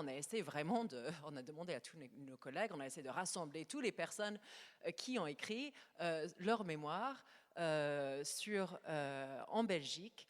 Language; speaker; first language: French; non-native, fluent; English